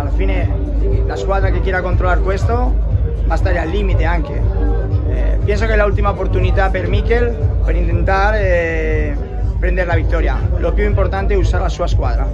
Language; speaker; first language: Italian; non-native, learner; Spanish